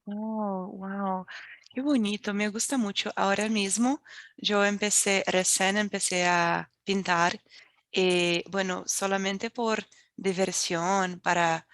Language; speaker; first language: Spanish; non-native, fluent; Portuguese